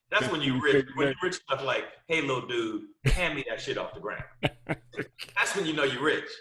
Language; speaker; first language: English; native; English